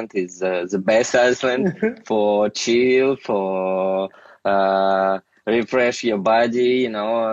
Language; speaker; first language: English; non-native, learner; Russian